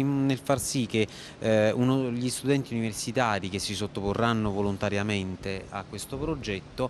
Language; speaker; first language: Italian; native; Italian